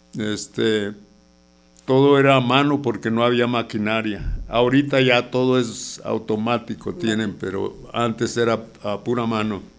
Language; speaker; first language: Spanish; native; Spanish